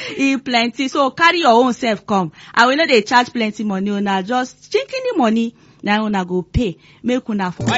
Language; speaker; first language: Nigerian Pidgin; non-native, local second language; Igbo